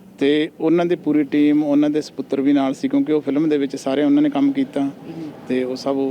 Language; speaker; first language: Punjabi; native; Punjabi